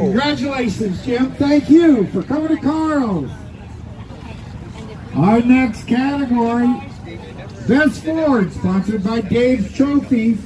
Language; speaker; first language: English; native; English